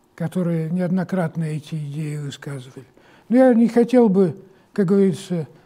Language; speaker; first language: Russian; native; Russian